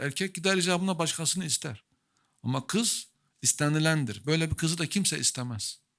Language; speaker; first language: Turkish; native; Turkish